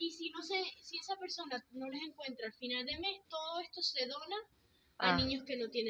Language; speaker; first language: Spanish; early bilingual, heritage; Spanish